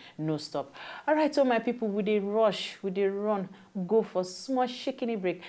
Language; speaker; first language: Nigerian Pidgin; native; Nigerian Pidgin